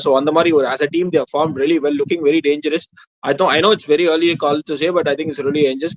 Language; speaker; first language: English; non-native, local second language; Tamil